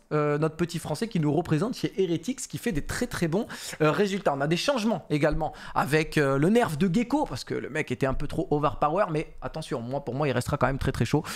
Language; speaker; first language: French; native; French